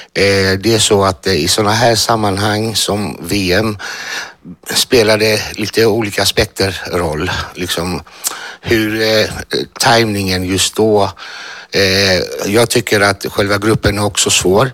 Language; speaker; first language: Swedish; non-native, fluent; Greek